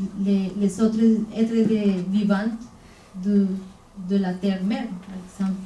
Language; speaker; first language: French; non-native, fluent; Spanish